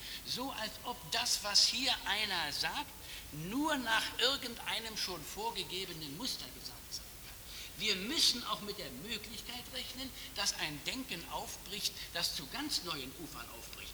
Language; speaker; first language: German; native; German